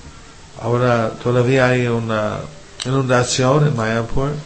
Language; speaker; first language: Spanish; non-native, fluent; English